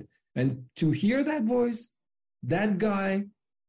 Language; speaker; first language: English; non-native, fluent; French